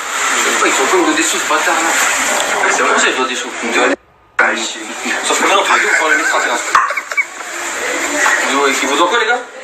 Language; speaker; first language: French; native; French